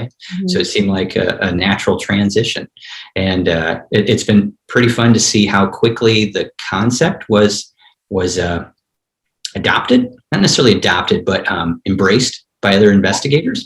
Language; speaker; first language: English; native; English